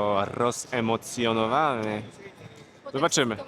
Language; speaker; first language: Polish; native; Polish